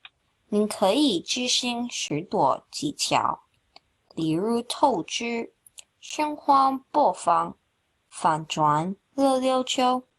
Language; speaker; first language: Chinese; non-native, learner; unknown